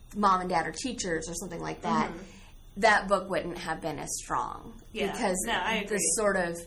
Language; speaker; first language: English; native; English